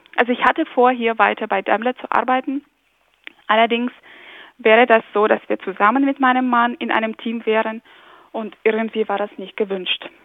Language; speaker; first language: German; non-native, fluent; Ukrainian